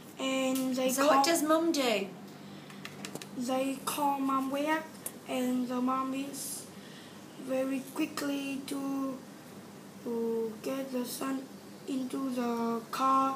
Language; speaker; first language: English; non-native, learner; Vietnamese